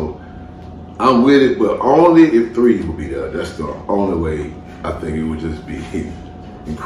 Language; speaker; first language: English; native; English